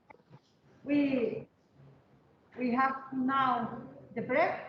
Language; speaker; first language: English; non-native, learner; Spanish